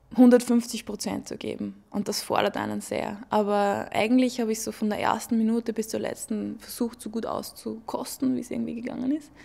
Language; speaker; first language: German; native; German